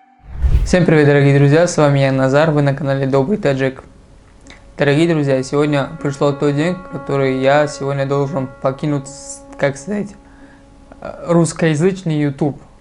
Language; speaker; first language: Russian; non-native, local second language; Tajik